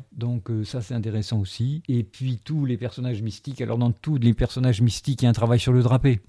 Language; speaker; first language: French; native; French